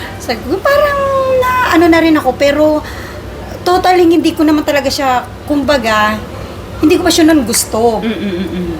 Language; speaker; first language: Filipino; native; Filipino